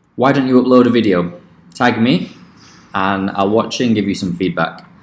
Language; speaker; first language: English; native; English